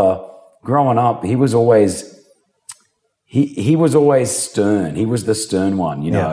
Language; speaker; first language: English; native; English